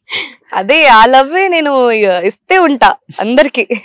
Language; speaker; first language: Telugu; non-native, local second language; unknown